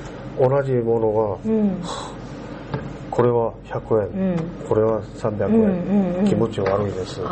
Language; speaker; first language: Japanese; non-native, learner; Korean